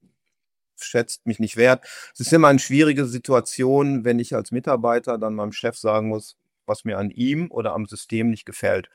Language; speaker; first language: German; native; German